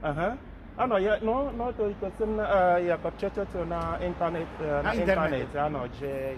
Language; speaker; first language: Czech; non-native, learner; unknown